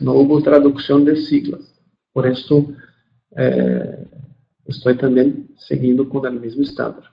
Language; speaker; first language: Spanish; non-native, fluent; Portuguese